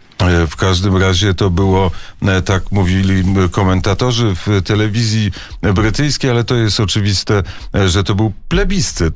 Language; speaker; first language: Polish; native; Polish